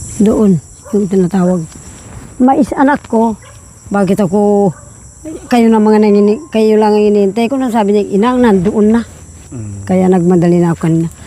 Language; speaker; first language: Filipino; native; Filipino